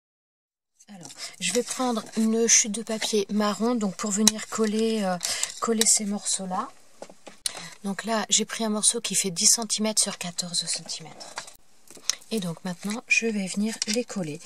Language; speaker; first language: French; native; French